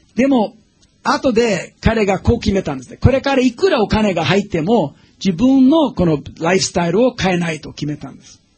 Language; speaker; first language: Japanese; non-native, fluent; English